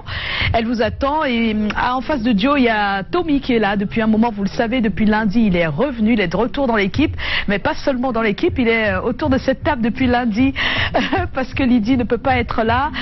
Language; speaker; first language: French; native; French